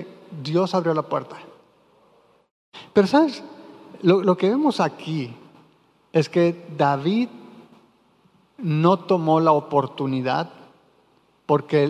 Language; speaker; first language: Spanish; native; Spanish